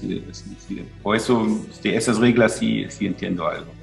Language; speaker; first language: Spanish; non-native, fluent; German